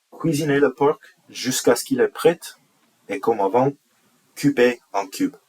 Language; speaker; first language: French; non-native, learner; English